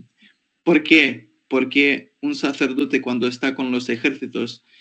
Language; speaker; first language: Spanish; non-native, fluent; Ukrainian